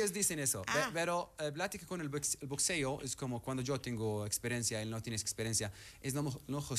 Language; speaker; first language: Spanish; non-native, learner; Arabic